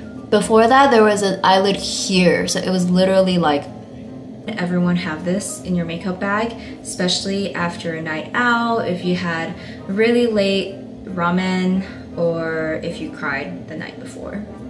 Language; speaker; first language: English; early bilingual, other home language; Chinese